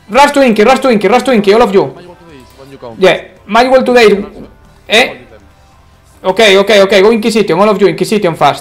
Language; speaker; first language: English; non-native, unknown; Spanish